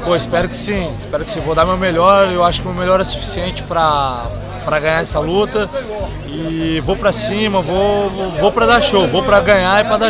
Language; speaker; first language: Portuguese; native; Portuguese